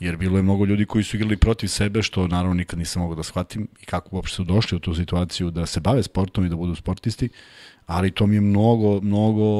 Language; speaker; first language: Serbian; native; Serbian